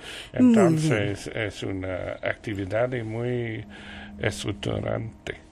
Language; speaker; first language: Spanish; non-native, learner; French